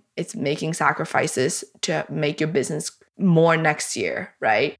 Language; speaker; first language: English; early bilingual, other home language; Chinese